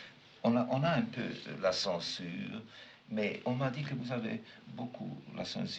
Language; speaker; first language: French; non-native, fluent; German